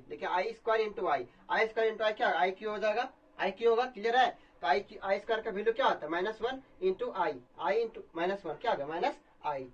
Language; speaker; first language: Hindi; native; Hindi